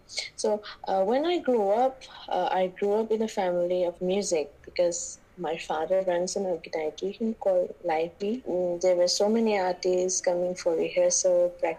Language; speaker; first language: English; non-native, local second language; Manipuri